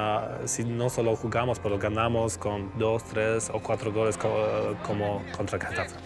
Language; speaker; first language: Spanish; non-native, learner; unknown